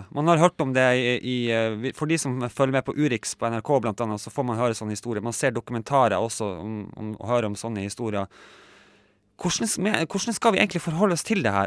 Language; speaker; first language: Norwegian; native; Norwegian